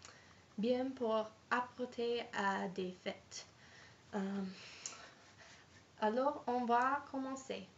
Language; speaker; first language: French; non-native, learner; English